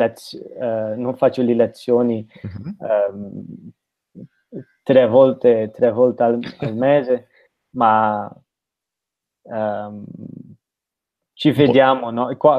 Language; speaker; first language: Italian; non-native, learner; Dutch